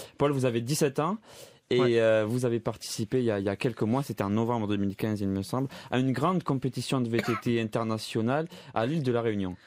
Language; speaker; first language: French; native; French